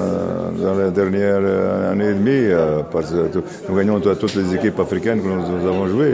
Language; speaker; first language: French; non-native, learner; Catalan